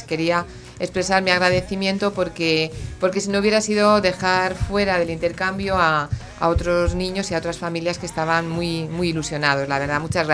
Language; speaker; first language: Spanish; native; Spanish